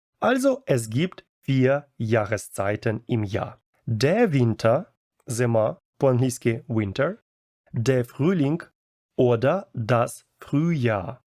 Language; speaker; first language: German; non-native, fluent; Ukrainian